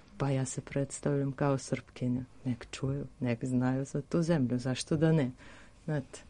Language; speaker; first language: Serbian; non-native, fluent; Russian